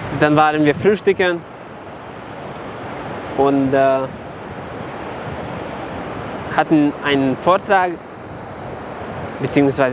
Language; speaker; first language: German; non-native, fluent; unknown